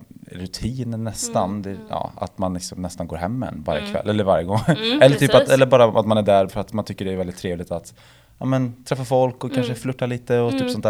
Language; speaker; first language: Swedish; native; Swedish